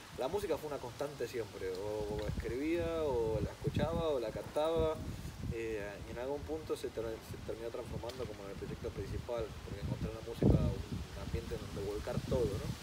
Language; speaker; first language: Spanish; early bilingual, other home language; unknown